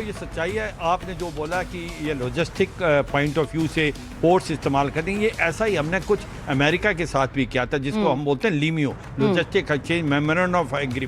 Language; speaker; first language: Hindi; native; Hindi